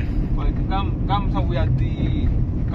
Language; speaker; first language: Arabic; non-native, learner; Indonesian